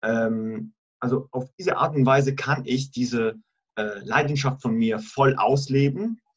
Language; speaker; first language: German; non-native, fluent; Italian